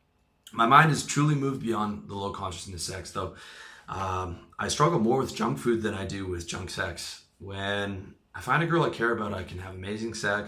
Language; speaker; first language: English; native; English